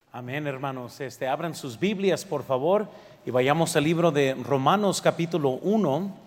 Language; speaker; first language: Spanish; early bilingual, heritage; Spanish